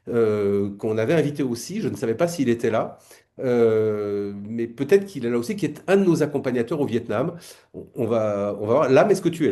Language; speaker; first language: French; native; French